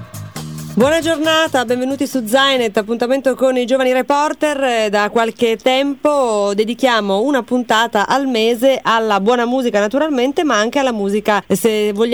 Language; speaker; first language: Italian; native; Italian